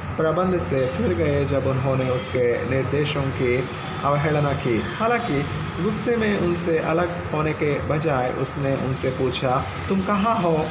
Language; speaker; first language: Hindi; non-native, local second language; Telugu